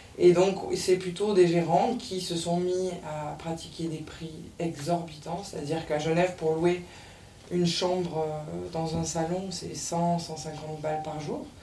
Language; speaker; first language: French; native; French